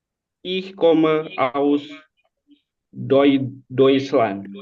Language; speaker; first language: German; non-native, learner; Indonesian